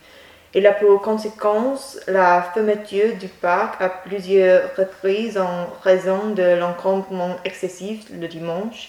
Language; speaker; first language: French; non-native, learner; English